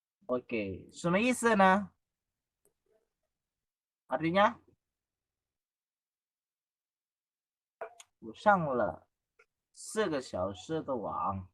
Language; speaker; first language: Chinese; non-native, fluent; Indonesian